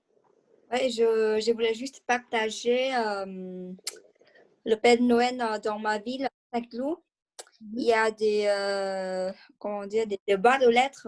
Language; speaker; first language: French; non-native, learner; Vietnamese